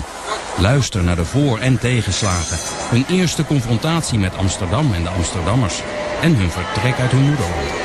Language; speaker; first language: Dutch; native; Dutch